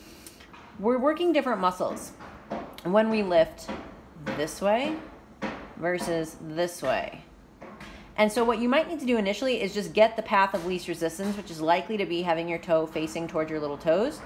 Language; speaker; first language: English; native; English